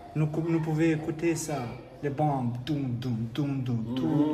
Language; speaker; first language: French; non-native, learner; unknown